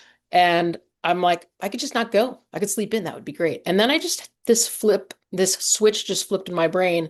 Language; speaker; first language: English; native; English